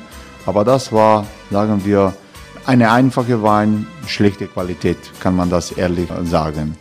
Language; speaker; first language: German; non-native, learner; Croatian